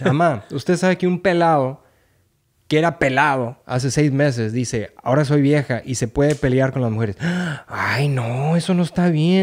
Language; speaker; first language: Spanish; early bilingual, heritage; Spanish